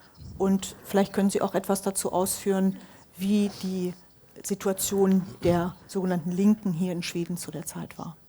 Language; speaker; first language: German; native; German